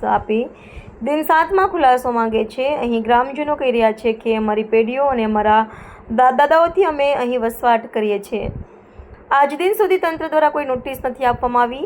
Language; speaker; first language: Gujarati; native; Gujarati